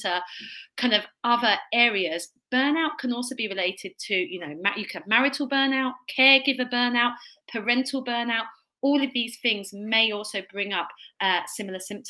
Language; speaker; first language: English; native; English